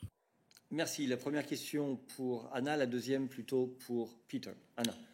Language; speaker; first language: French; native; French